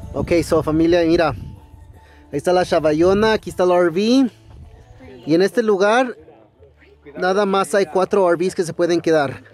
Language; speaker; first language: Spanish; early bilingual, heritage; Spanish